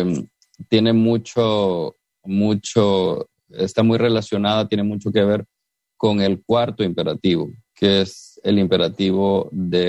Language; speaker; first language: Spanish; native; Spanish